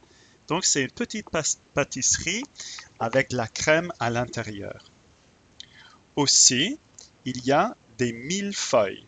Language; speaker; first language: French; non-native, fluent; English